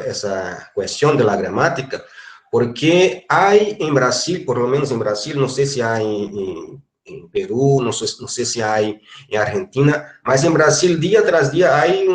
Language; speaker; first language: Spanish; non-native, fluent; Portuguese